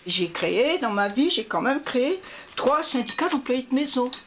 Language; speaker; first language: French; native; French